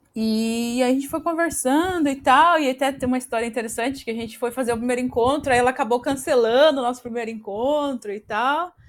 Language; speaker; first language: Portuguese; native; Portuguese